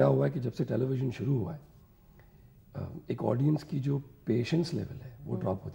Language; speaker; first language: Hindi; native; Hindi